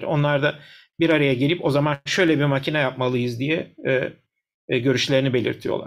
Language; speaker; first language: Turkish; native; Turkish